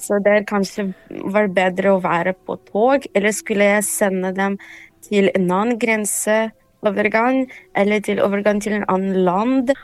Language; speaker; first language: Norwegian; non-native, fluent; Ukrainian